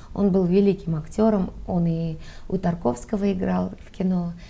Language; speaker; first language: Russian; non-native, local second language; Armenian